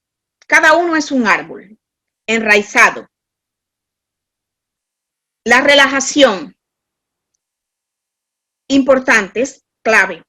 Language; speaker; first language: Spanish; native; Spanish